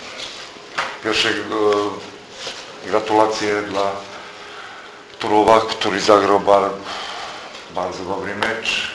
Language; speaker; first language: Polish; non-native, fluent; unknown